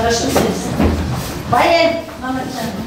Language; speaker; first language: Russian; non-native, local second language; Kyrgyz